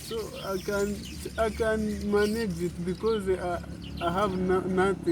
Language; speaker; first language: English; non-native, learner; Kinyarwanda